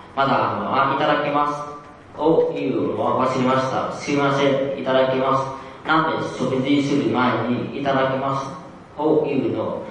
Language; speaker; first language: Japanese; non-native, fluent; Vietnamese